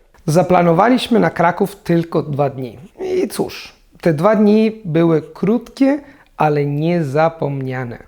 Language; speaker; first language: Polish; non-native, fluent; Italian